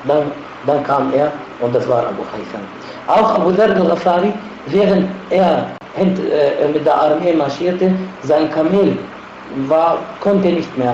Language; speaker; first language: German; non-native, fluent; Arabic